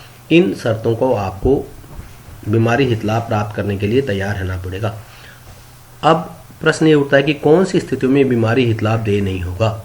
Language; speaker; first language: Hindi; native; Hindi